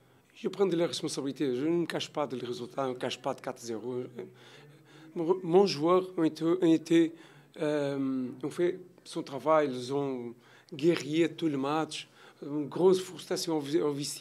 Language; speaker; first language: French; non-native, learner; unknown